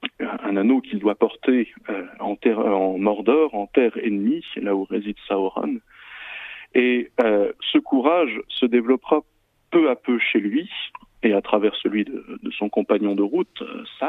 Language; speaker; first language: French; native; French